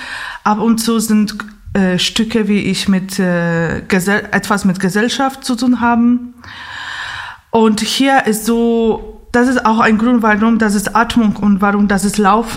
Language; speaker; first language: German; non-native, fluent; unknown